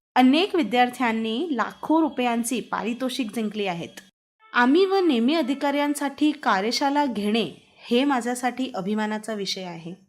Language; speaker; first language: Marathi; non-native, local second language; Hindi